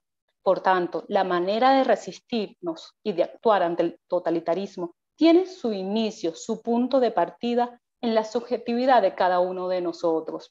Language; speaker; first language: Spanish; native; Spanish